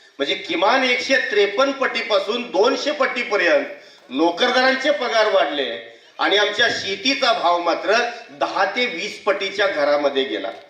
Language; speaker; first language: Marathi; native; Marathi